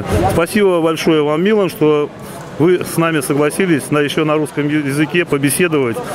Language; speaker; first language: Russian; native; Russian